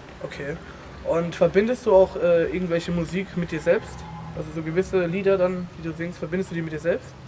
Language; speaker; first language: German; native; German